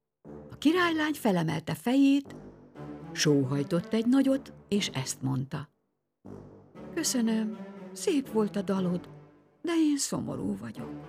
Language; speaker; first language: Hungarian; native; Hungarian